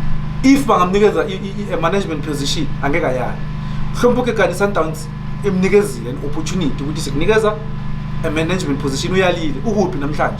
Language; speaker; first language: English; non-native, local second language; Zulu